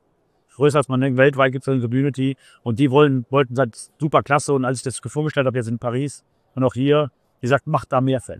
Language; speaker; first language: German; native; German